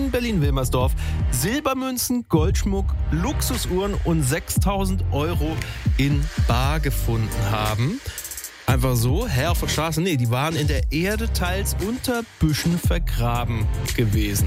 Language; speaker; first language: German; native; German